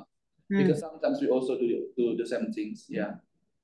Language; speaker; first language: English; non-native, fluent; Indonesian